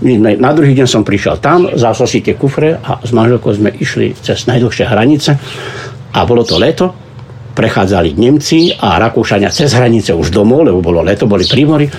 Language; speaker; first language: Slovak; early bilingual, heritage; Slovak